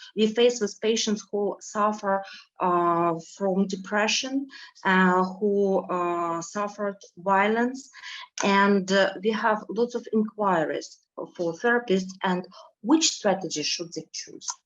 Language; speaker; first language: English; non-native, fluent; Ukrainian